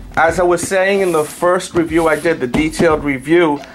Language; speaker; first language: English; native; English